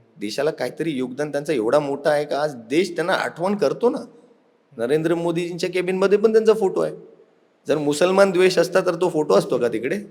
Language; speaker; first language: Marathi; non-native, local second language; Urdu